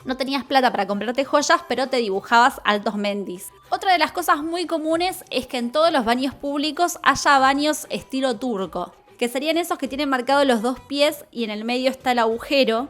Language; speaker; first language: Spanish; native; Spanish